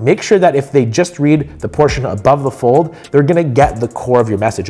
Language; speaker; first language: English; native; English